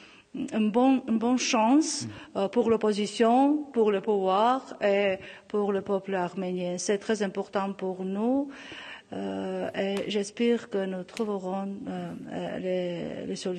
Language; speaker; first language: French; non-native, local second language; Armenian